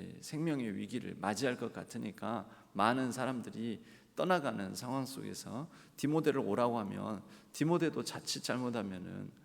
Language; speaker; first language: Korean; native; Korean